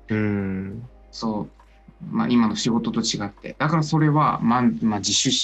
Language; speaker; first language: Japanese; non-native, fluent; Chinese